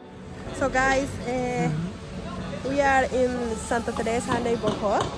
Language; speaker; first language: English; non-native, learner; Spanish